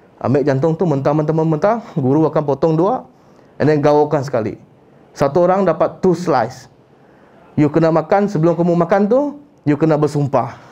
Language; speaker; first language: Malay; non-native, local second language; Iban